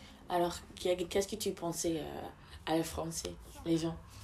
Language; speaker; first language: French; non-native, learner; English